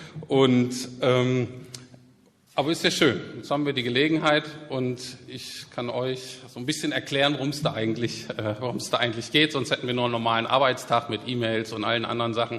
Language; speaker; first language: German; native; German